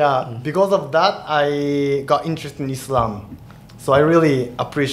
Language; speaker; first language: English; non-native, fluent; Japanese